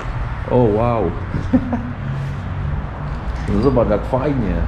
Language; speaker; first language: Polish; native; Polish